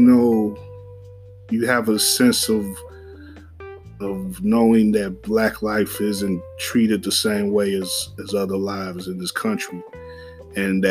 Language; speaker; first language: English; native; English